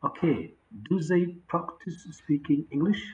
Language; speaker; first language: English; non-native, local second language; Amharic